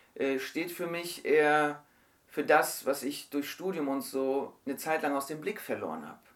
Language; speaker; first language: German; early bilingual, other home language; Turkish